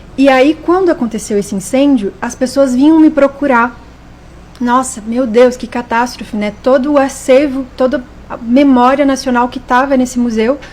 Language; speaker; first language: Portuguese; native; Portuguese